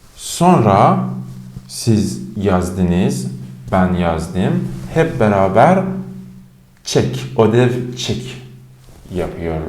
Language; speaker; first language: Turkish; non-native, fluent; Persian